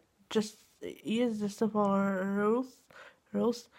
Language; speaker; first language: English; non-native, learner; Russian